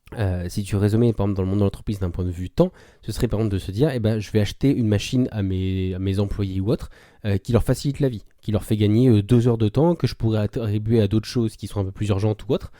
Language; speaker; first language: French; native; French